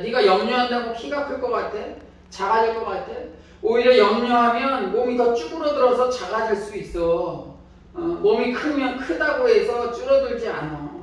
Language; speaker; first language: Korean; native; Korean